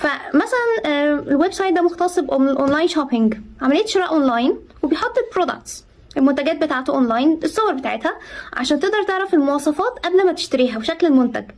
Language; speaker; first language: Arabic; native; Arabic